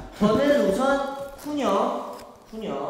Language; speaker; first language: Korean; native; Korean